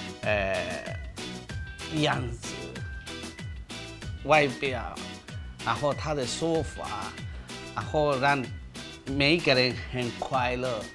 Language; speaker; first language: Chinese; non-native, learner; Spanish